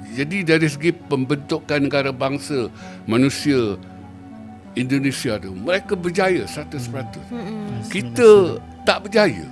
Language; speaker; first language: Malay; native; Malay